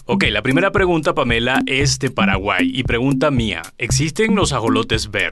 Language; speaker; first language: Spanish; native; Spanish